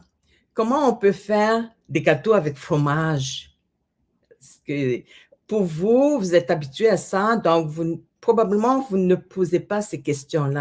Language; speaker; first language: French; non-native, fluent; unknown